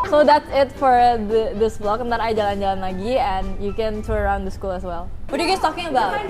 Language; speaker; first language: English; early bilingual, other home language; Indonesian